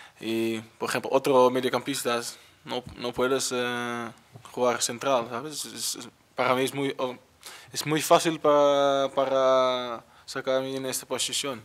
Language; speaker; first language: Spanish; non-native, learner; Dutch